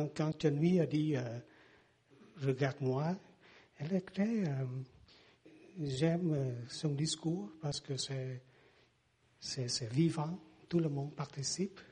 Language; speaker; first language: French; non-native, learner; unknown